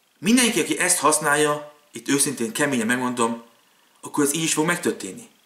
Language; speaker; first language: Hungarian; early bilingual, other home language; German